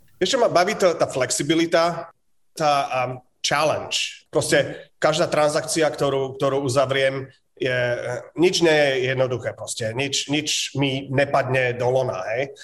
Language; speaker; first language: Slovak; native; Slovak